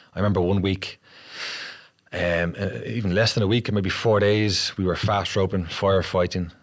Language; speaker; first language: English; native; English